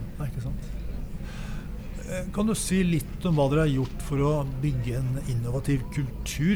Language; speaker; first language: Norwegian; native; Norwegian